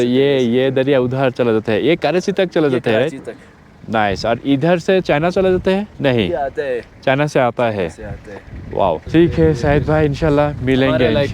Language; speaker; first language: Hindi; non-native, learner; Bangla